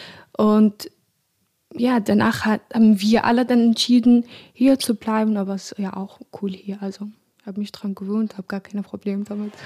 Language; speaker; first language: German; non-native, fluent; Arabic